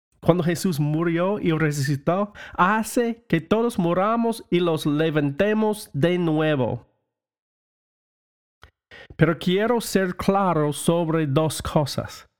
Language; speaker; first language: Spanish; non-native, learner; English